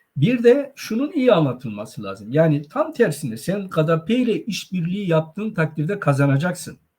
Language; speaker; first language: Turkish; non-native, local second language; Zaza